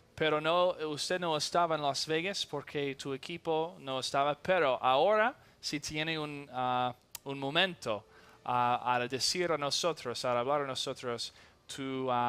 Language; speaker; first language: Spanish; non-native, learner; English